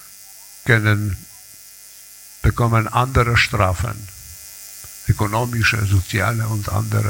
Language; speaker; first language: German; non-native, learner; Polish